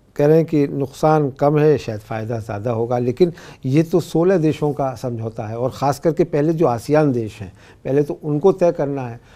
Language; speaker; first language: Hindi; native; Hindi